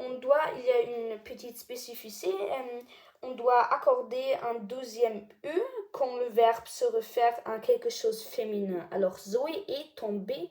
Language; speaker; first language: French; non-native, learner; German